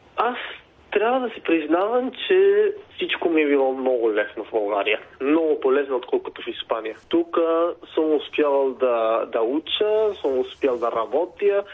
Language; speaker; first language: Bulgarian; non-native, fluent; Spanish